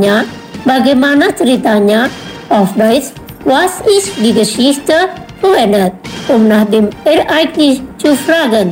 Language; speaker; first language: German; non-native, learner; Indonesian